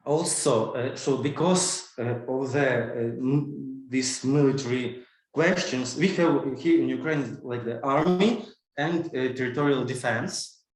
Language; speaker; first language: English; non-native, learner; Ukrainian